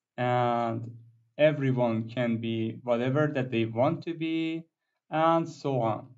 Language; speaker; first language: English; non-native, fluent; Persian